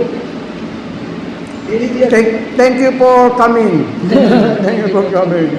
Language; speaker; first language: English; non-native, local second language; Filipino